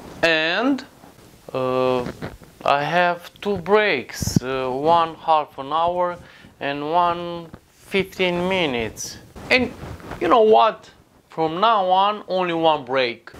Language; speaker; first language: English; non-native, learner; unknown